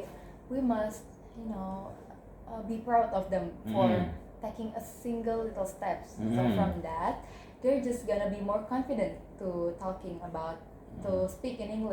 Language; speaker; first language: English; non-native, learner; Indonesian